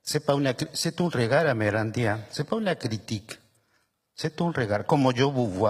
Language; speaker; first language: French; non-native, fluent; Spanish